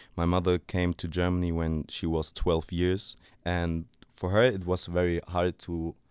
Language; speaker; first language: English; non-native, fluent; German